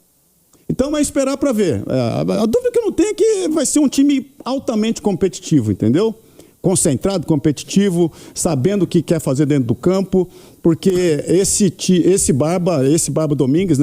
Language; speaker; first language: Portuguese; native; Portuguese